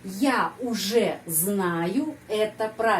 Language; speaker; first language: Russian; non-native, fluent; Indonesian